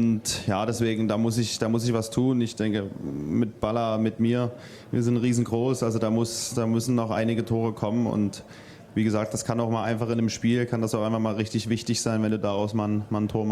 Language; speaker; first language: German; native; German